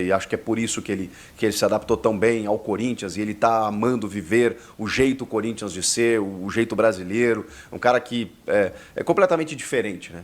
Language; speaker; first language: Portuguese; native; Portuguese